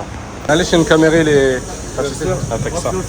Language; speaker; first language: French; native; French